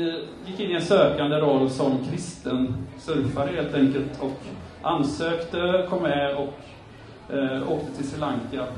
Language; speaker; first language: Swedish; native; Swedish